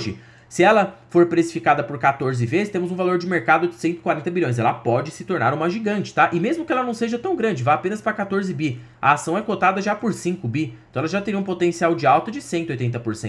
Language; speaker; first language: Portuguese; native; Portuguese